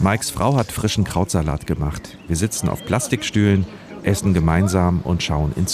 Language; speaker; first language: German; native; German